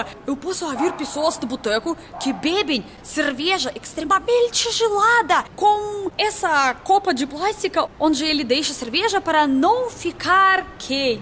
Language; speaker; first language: Portuguese; non-native, learner; Russian